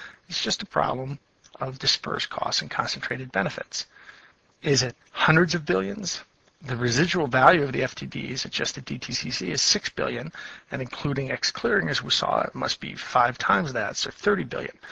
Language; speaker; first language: English; native; English